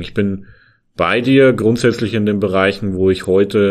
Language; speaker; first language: German; native; German